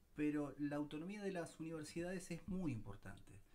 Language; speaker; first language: Spanish; native; Spanish